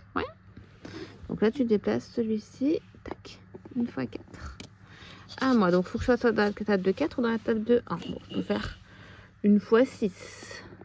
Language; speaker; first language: French; native; French